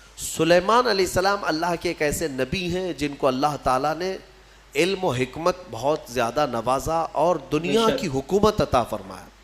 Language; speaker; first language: Urdu; native; Urdu